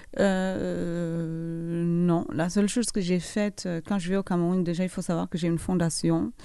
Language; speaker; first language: French; non-native, local second language; Fula